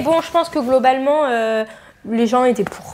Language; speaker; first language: French; native; French